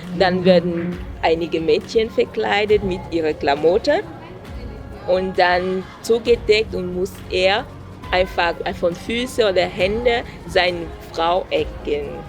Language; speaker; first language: German; non-native, fluent; French